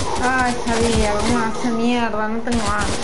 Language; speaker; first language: Spanish; native; Spanish